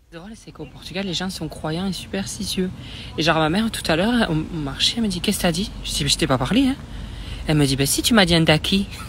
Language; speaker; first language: French; early bilingual, other home language; Portuguese